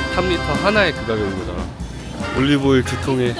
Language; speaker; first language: Korean; native; Korean